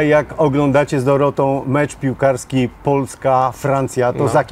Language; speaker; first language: Polish; native; Polish